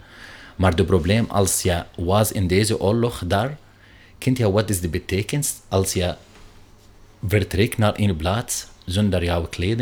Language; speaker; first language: Dutch; non-native, learner; Arabic